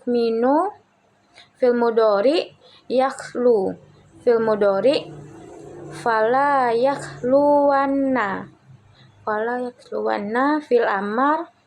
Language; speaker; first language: Arabic; non-native, learner; Indonesian